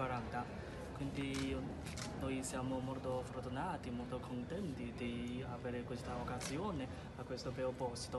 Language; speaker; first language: Italian; non-native, fluent; Chinese